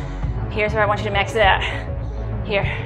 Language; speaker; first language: English; native; English